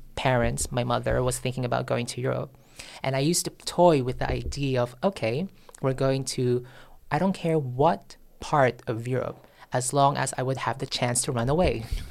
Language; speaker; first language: English; non-native, local second language; Filipino